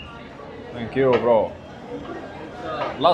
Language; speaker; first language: English; non-native, learner; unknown